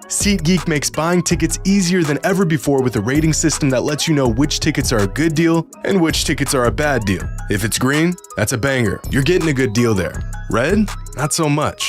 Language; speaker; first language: English; native; English